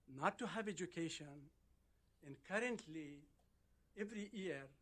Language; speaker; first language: English; non-native, fluent; Persian